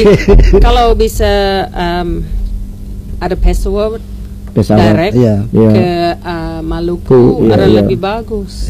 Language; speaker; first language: Indonesian; non-native, learner; English